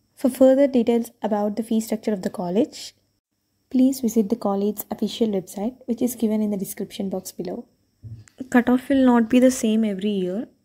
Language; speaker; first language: English; non-native, local second language; Telugu